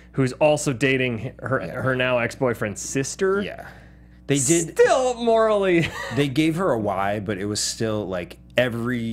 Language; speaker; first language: English; native; English